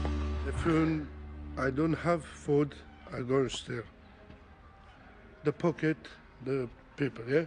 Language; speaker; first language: English; non-native, learner; Romanian